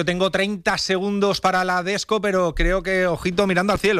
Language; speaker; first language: Spanish; native; Spanish